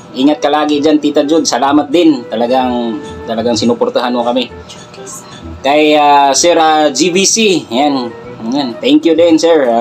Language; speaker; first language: Filipino; non-native, local second language; Cebuano